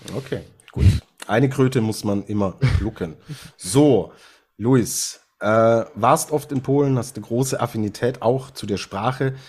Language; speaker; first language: German; native; German